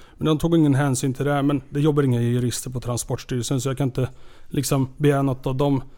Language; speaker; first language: Swedish; native; Swedish